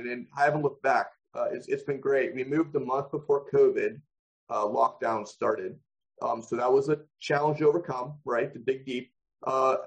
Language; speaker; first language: English; native; English